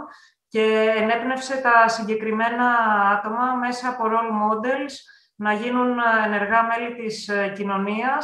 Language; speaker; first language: Greek; native; Greek